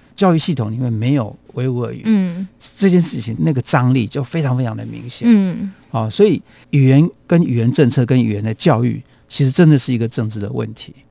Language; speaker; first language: Chinese; non-native, local second language; Hakka Chinese